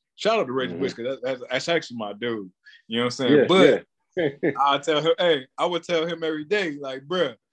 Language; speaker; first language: English; native; English